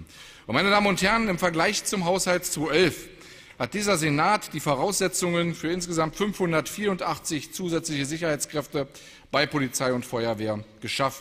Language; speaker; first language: German; native; German